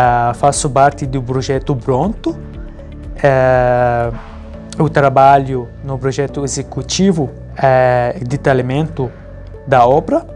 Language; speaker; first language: Portuguese; non-native, fluent; Arabic